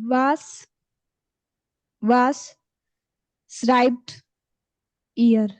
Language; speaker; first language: German; non-native, learner; Hindi